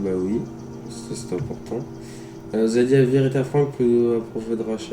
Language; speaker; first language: French; native; French